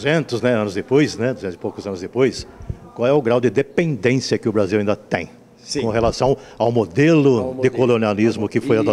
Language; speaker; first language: Portuguese; native; Portuguese